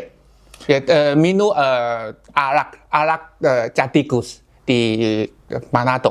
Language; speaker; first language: Indonesian; non-native, learner; Chinese